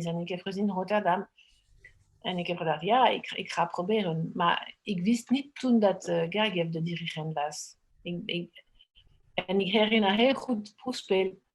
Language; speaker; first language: Dutch; non-native, fluent; French